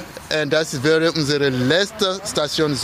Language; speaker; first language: German; non-native, fluent; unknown